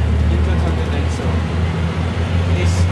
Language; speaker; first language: English; non-native, learner; Chinese